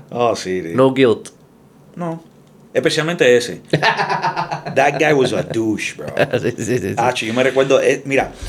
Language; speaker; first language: Spanish; early bilingual, heritage; Spanish